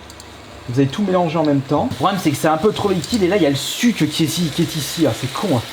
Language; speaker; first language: French; native; French